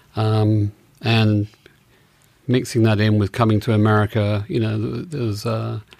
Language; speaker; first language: English; native; English